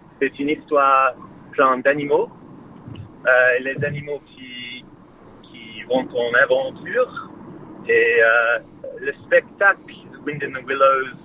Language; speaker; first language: French; non-native, learner; English